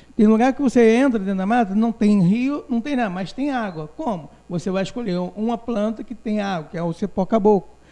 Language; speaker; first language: Portuguese; non-native, local second language; Guarani